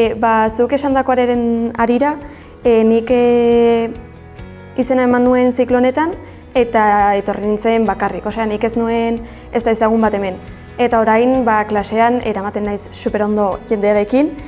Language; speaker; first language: Basque; non-native, local second language; Spanish